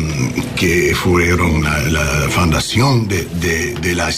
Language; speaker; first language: Spanish; non-native, learner; English